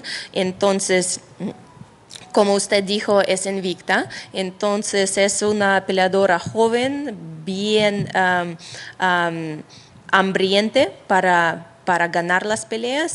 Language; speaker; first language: Spanish; non-native, fluent; Russian